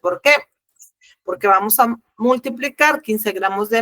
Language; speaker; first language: Spanish; native; Spanish